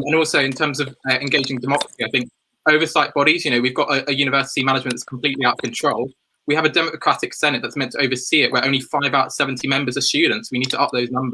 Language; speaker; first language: English; native; English